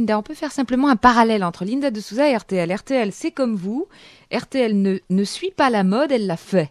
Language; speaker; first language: French; native; French